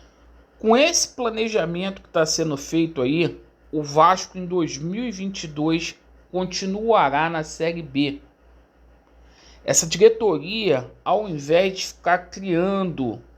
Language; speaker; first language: Portuguese; native; Portuguese